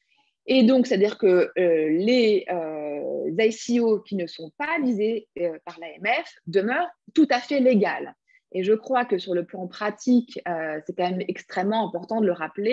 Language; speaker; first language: French; native; French